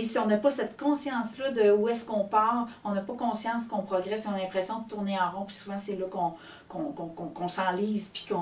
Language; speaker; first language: French; native; French